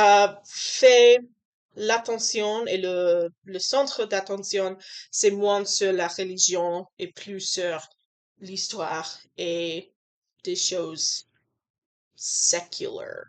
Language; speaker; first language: French; non-native, learner; English